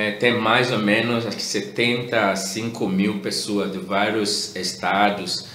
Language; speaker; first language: Portuguese; non-native, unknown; Yoruba